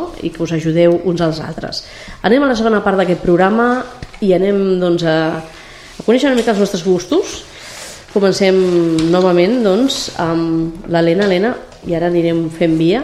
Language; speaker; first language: Catalan; native; Catalan